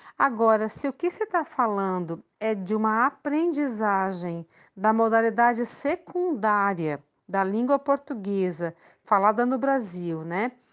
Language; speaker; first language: Portuguese; native; Portuguese